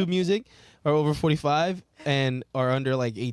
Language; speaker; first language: English; native; English